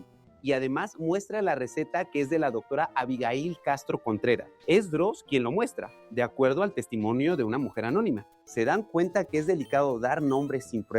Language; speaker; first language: Spanish; native; Spanish